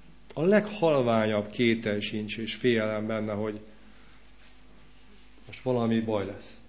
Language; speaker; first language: Hungarian; native; Hungarian